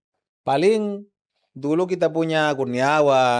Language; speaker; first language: Indonesian; non-native, fluent; Spanish